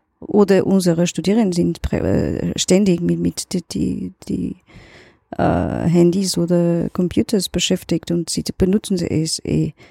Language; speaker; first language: German; non-native, learner; Portuguese